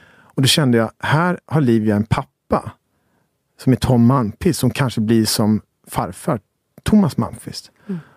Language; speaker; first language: Swedish; native; Swedish